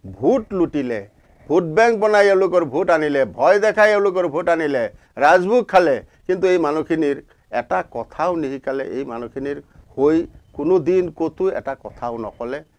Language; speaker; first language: Assamese; non-native, local second language; Bangla